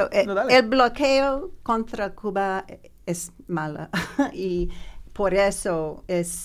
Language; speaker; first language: Spanish; non-native, learner; English